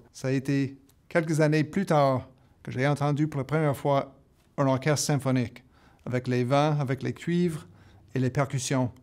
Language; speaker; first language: French; native; French